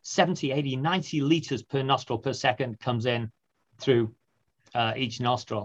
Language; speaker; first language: English; native; English